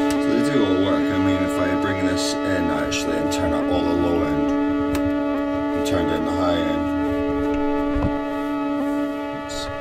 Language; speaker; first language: English; native; English